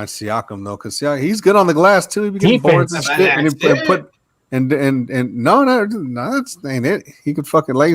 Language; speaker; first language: English; native; English